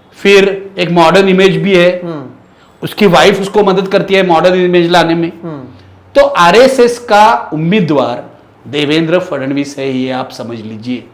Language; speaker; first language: Hindi; non-native, local second language; Marathi